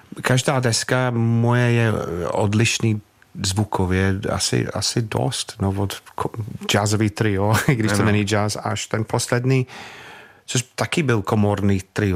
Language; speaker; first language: Czech; non-native, fluent; English